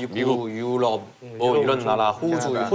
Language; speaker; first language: Korean; non-native, fluent; Chinese